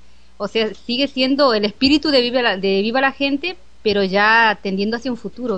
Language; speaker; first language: Spanish; native; Spanish